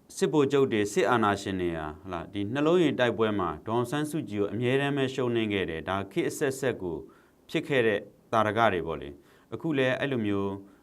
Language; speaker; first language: Burmese; native; Burmese